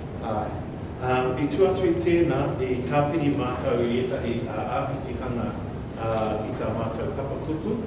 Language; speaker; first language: Māori; non-native, local second language; English